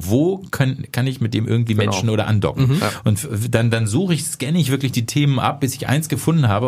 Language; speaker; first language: German; native; German